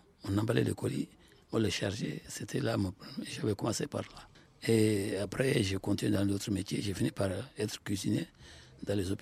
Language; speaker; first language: French; non-native, local second language; Soninke